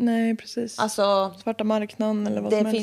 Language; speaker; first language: Swedish; native; Swedish